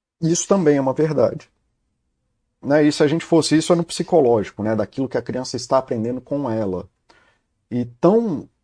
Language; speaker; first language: Portuguese; native; Portuguese